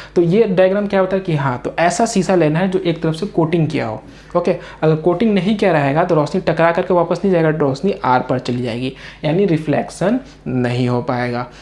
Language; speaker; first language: Hindi; non-native, local second language; Urdu